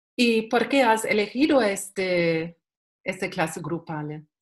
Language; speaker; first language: Spanish; non-native, learner; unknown